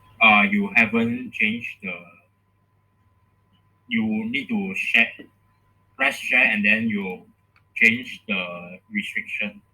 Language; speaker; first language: English; non-native, local second language; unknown